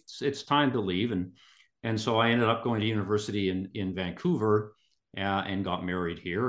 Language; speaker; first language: English; native; English